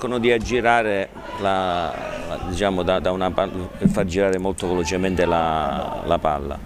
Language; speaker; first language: Italian; native; Italian